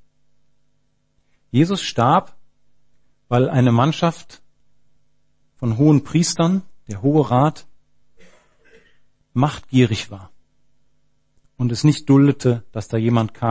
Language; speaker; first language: German; native; German